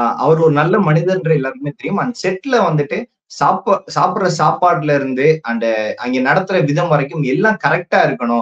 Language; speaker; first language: Tamil; native; Tamil